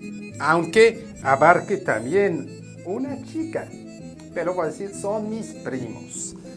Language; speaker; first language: Spanish; non-native, fluent; French